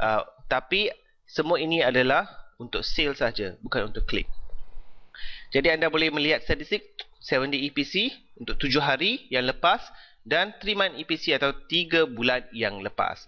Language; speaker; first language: Malay; native; Malay